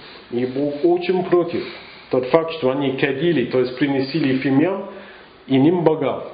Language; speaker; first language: Russian; non-native, learner; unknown